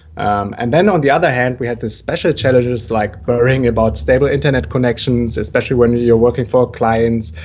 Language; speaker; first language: English; non-native, fluent; German